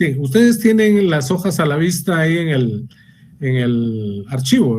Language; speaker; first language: Spanish; native; Spanish